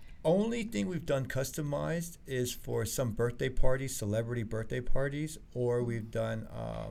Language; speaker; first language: English; early bilingual, other home language; Chinese